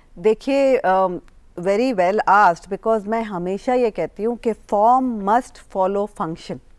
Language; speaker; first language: Hindi; non-native, local second language; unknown